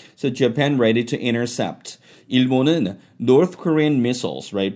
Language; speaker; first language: English; non-native, fluent; Korean